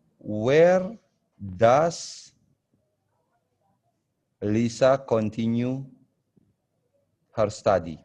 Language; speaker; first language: English; non-native, fluent; Indonesian